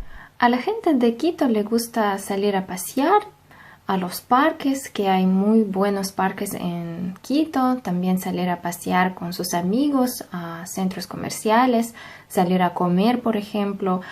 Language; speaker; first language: Spanish; non-native, fluent; Russian